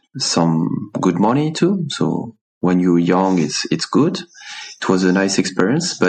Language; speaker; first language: English; non-native, fluent; French